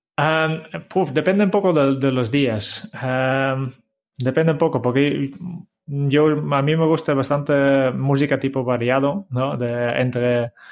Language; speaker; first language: Spanish; non-native, fluent; Dutch